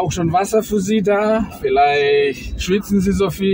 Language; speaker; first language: German; non-native, fluent; Indonesian